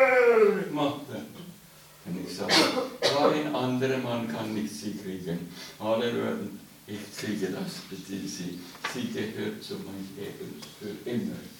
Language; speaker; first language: German; non-native, learner; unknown